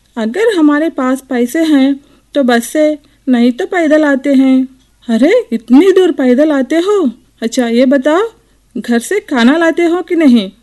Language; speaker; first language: Hindi; non-native, local second language; Telugu